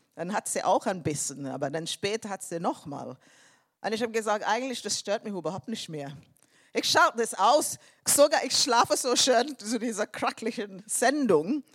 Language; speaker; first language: German; non-native, fluent; English